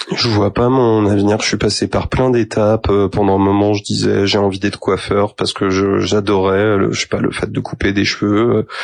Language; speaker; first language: French; native; French